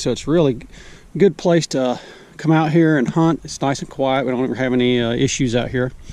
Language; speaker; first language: English; native; English